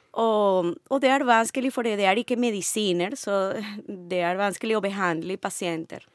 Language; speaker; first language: Norwegian; non-native, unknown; Spanish